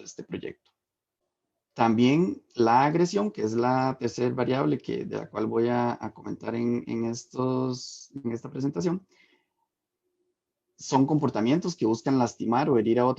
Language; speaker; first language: Spanish; native; Spanish